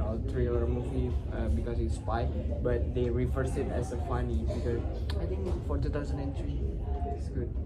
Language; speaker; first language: English; non-native, local second language; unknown